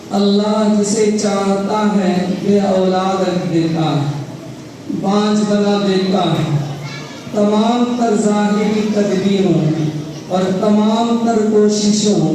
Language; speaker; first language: Urdu; native; Urdu